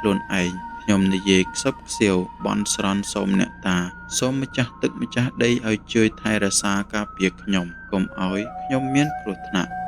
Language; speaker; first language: Khmer; native; Khmer